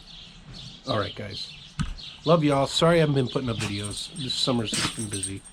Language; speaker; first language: English; native; English